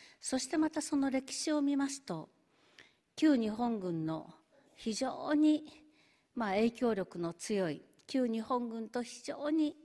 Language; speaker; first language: Japanese; native; Japanese